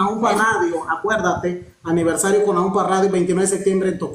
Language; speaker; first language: Spanish; non-native, local second language; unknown